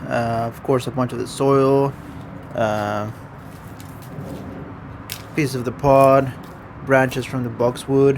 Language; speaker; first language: English; non-native, fluent; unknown